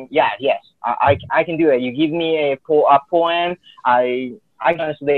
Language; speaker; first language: English; non-native, fluent; Filipino